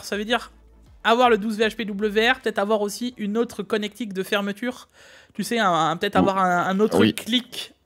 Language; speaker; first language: French; native; French